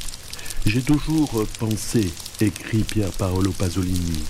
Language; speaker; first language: French; native; French